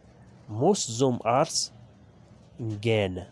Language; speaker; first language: German; non-native, fluent; Urdu